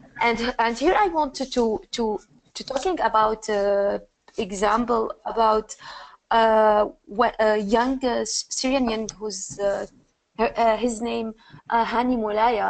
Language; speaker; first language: English; non-native, learner; Arabic